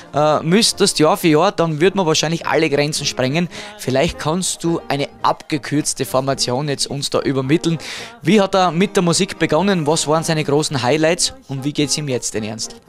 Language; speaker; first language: German; native; German